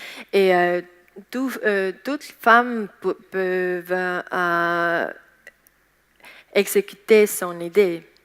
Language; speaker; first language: French; non-native, learner; Estonian